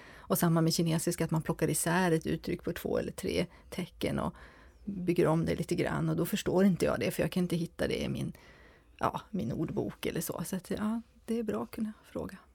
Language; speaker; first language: Swedish; native; Swedish